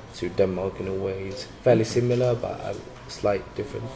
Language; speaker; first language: English; non-native, fluent; Swedish